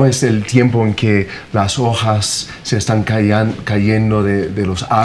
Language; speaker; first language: Spanish; non-native, fluent; English